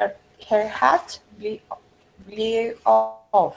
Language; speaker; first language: English; non-native, learner; Spanish